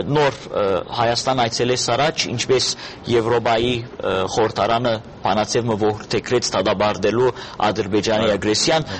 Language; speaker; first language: Armenian; early bilingual, heritage; Armenian